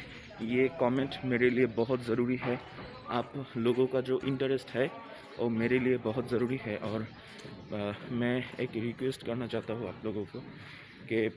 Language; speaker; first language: Hindi; non-native, learner; Bangla